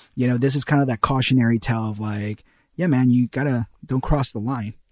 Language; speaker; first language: English; early bilingual, heritage; Spanish